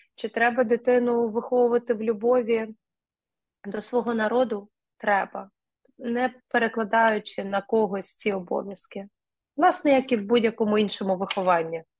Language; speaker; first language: Ukrainian; non-native, local second language; Russian